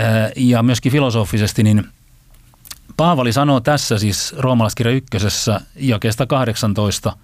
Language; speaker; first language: Finnish; native; Finnish